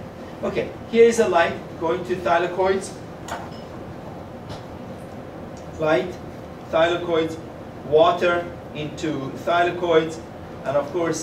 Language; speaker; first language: English; non-native, fluent; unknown